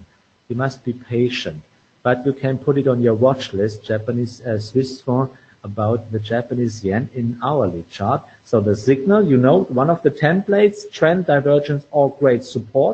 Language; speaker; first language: English; non-native, fluent; German